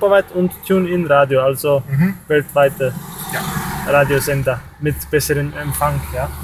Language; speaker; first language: German; native; German